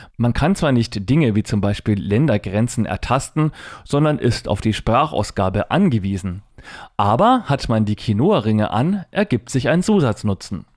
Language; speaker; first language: German; native; German